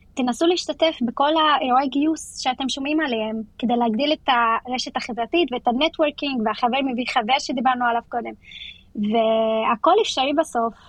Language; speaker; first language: Hebrew; non-native, local second language; Arabic